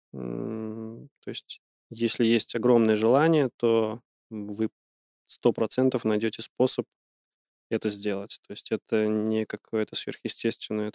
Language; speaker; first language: Russian; early bilingual, heritage; Russian